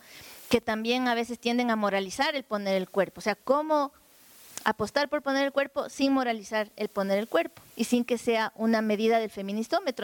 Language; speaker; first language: Spanish; native; Spanish